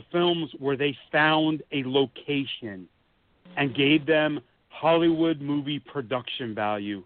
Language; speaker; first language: English; native; English